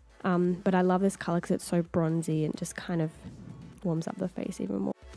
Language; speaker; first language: English; native; English